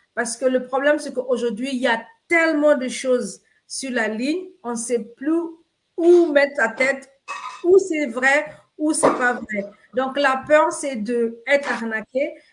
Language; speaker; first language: French; non-native, fluent; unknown